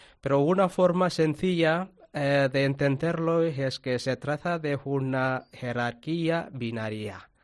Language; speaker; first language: Spanish; non-native, fluent; Tamil